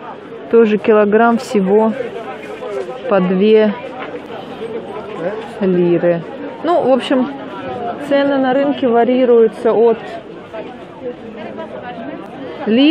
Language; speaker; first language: Russian; native; Russian